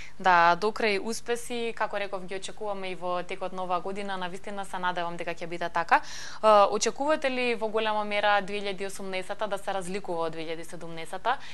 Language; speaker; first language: Macedonian; native; Macedonian